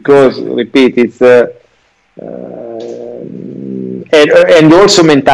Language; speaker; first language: English; non-native, learner; Italian